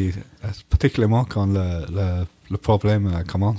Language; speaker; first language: French; non-native, learner; English